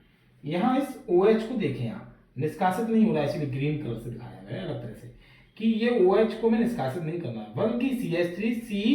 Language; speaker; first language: Hindi; native; Hindi